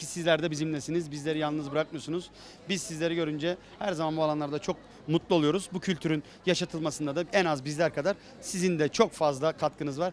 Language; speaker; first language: Turkish; native; Turkish